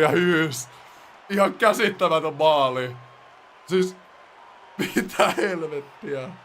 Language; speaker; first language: Finnish; native; Finnish